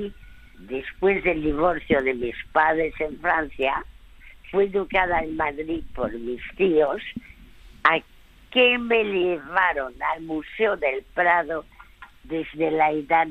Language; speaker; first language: Spanish; early bilingual, other home language; French